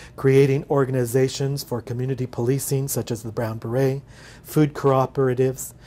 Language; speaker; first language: English; native; English